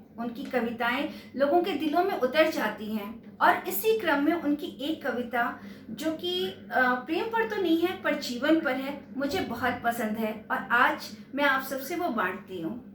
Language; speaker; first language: Hindi; native; Hindi